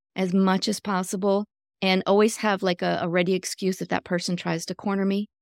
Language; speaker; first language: English; native; English